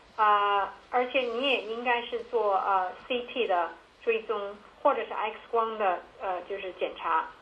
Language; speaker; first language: Chinese; native; Chinese